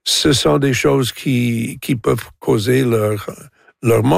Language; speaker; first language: French; non-native, local second language; English